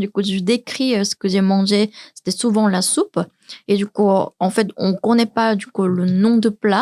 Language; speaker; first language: French; non-native, learner; Korean